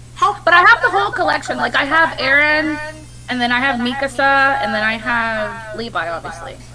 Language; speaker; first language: English; non-native, fluent; Spanish